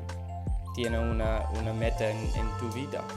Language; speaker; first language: Spanish; non-native, learner; English